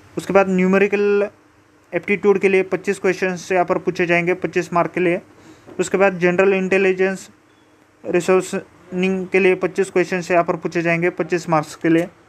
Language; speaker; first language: Hindi; non-native, local second language; Marathi